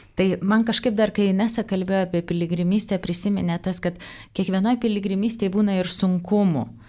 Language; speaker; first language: Lithuanian; native; Lithuanian